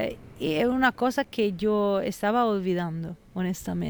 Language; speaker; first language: Spanish; non-native, fluent; Italian